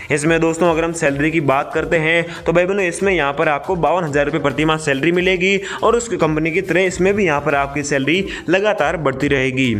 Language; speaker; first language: Hindi; native; Hindi